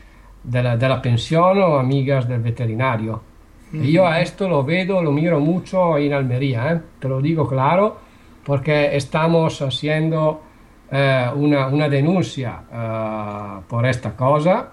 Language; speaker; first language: Spanish; non-native, learner; Italian